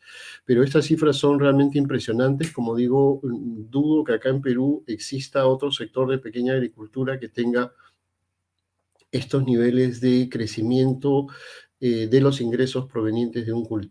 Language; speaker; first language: Spanish; native; Spanish